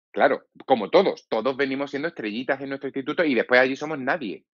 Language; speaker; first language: Spanish; native; Spanish